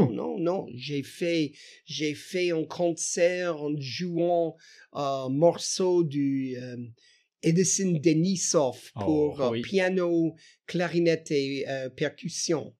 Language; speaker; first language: French; non-native, fluent; English